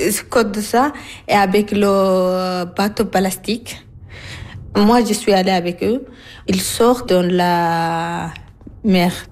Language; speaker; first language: French; non-native, learner; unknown